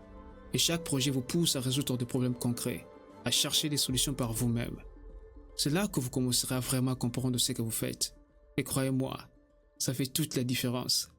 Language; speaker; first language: French; native; French